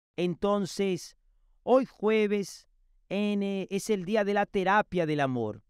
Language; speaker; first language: Spanish; non-native, fluent; Portuguese